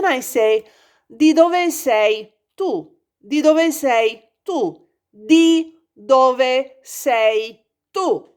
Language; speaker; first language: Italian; non-native, fluent; English